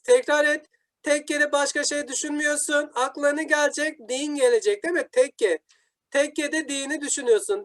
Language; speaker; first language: Turkish; native; Turkish